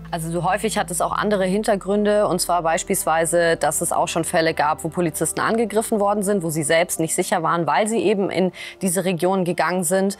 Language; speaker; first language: German; early bilingual, other home language; Russian